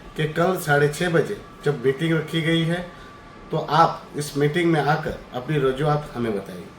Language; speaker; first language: Hindi; non-native, local second language; Gujarati